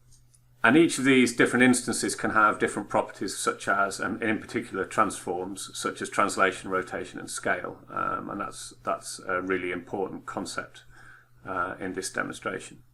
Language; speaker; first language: English; native; English